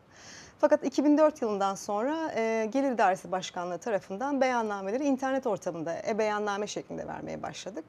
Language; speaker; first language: Turkish; native; Turkish